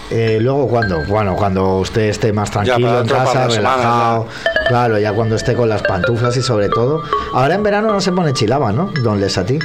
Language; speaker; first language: Spanish; native; Spanish